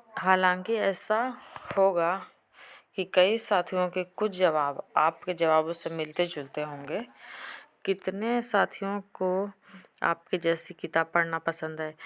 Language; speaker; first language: Hindi; native; Hindi